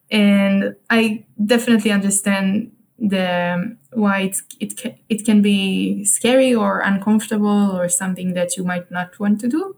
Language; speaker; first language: English; non-native, fluent; Hebrew